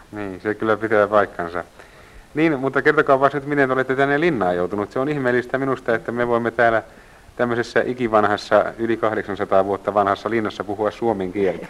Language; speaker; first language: Finnish; native; Finnish